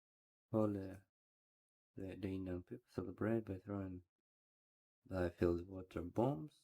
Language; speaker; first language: English; non-native, learner; Ukrainian